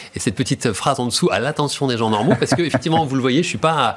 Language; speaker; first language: French; native; French